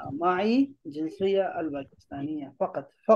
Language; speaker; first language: Arabic; non-native, fluent; Urdu